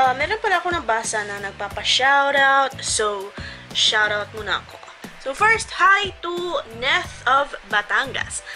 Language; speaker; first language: Filipino; non-native, local second language; Cebuano